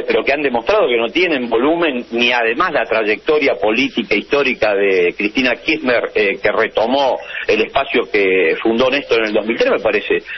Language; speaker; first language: Spanish; native; Spanish